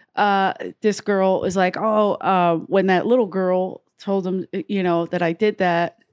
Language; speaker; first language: English; native; English